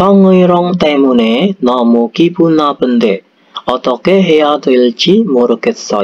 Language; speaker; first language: Korean; non-native, learner; Indonesian